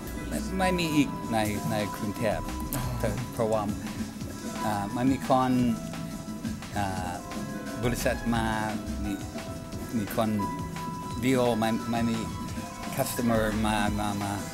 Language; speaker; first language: Thai; non-native, learner; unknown